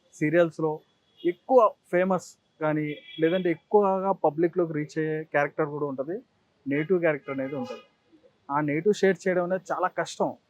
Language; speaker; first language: Telugu; native; Telugu